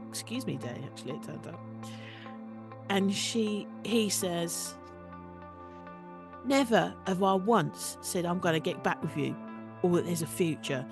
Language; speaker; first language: English; native; English